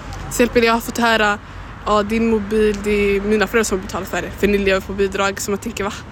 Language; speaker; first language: Swedish; early bilingual, other home language; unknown